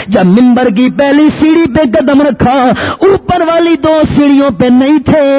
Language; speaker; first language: Urdu; non-native, local second language; Pashto